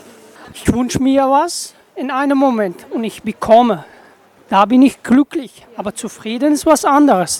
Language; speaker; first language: German; non-native, learner; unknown